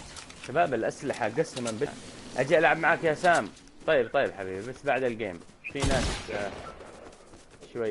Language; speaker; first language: Arabic; native; Arabic